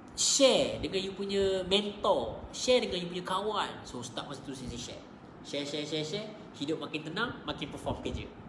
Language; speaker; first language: Malay; native; Malay